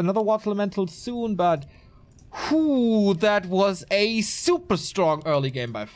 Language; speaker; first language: English; non-native, fluent; German